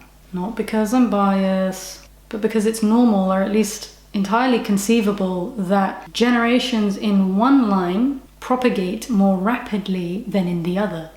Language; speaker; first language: English; native; English